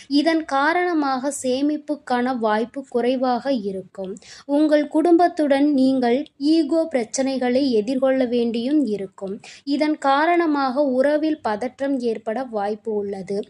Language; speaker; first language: Tamil; native; Tamil